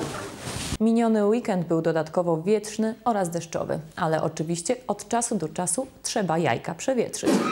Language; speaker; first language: Polish; native; Polish